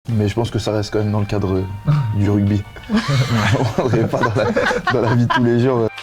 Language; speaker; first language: French; native; French